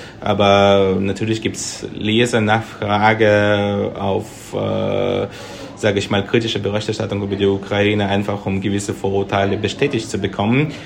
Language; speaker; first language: German; non-native, fluent; Russian